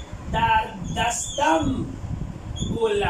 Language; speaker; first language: Persian; non-native, fluent; Urdu